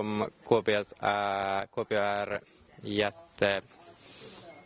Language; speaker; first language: Swedish; non-native, learner; Finnish